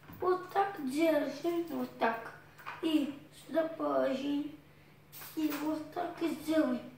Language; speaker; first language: Russian; non-native, learner; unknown